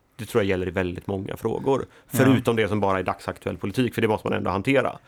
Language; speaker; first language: Swedish; native; Swedish